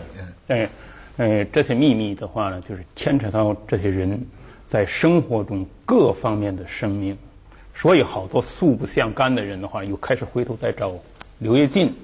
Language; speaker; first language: Chinese; native; Chinese